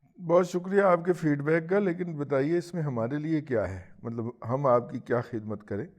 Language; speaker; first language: Urdu; native; Urdu